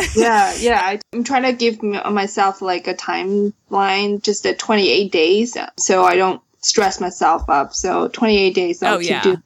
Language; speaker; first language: English; non-native, fluent; Chinese